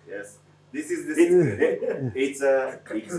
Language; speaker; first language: English; non-native, learner; Romanian